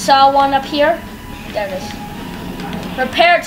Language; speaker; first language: English; native; English